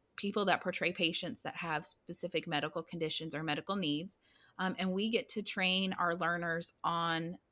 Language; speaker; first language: English; native; English